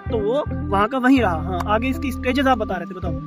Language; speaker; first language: Hindi; native; Hindi